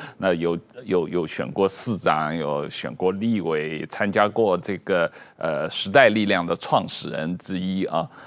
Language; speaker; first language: Chinese; native; Chinese